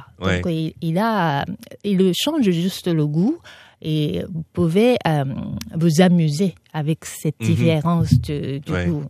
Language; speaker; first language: French; non-native, fluent; Japanese